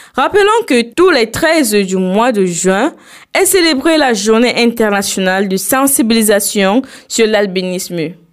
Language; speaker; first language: French; non-native, local second language; Fula